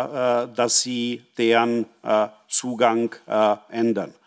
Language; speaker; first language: German; non-native, fluent; Czech